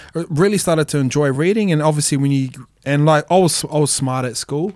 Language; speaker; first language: English; native; English